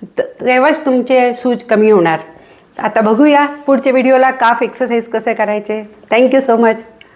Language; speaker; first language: Marathi; non-native, local second language; Hindi